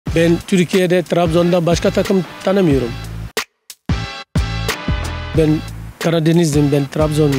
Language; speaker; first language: Turkish; non-native, learner; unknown